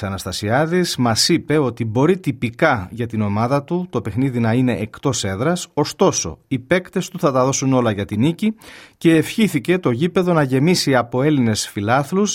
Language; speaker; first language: Greek; native; Greek